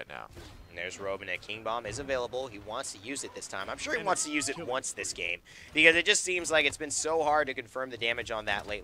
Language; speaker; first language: English; native; English